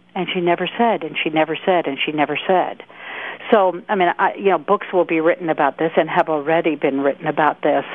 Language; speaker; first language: English; native; English